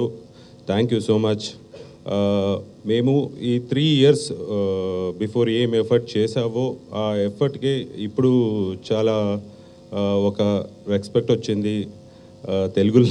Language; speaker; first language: Telugu; non-native, learner; Kannada